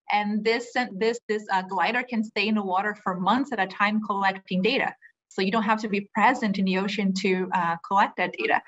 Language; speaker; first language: English; non-native, fluent; Portuguese